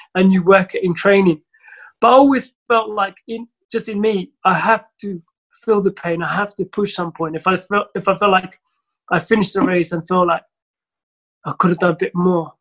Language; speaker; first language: English; early bilingual, other home language; Somali